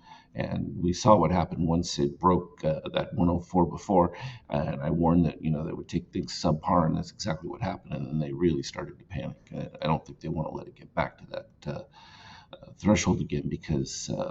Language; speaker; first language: English; native; English